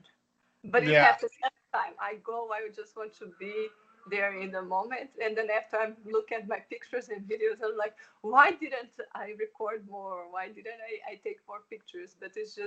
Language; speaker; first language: English; non-native, fluent; Portuguese